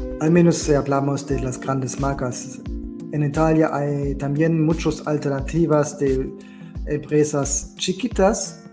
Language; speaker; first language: Spanish; non-native, learner; German